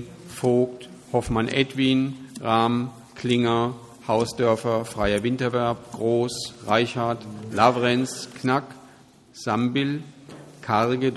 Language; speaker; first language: German; native; German